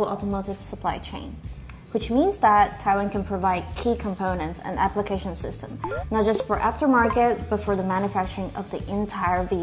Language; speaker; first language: English; non-native, fluent; Chinese